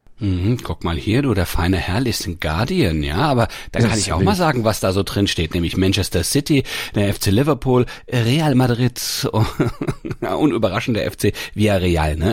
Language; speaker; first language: German; native; German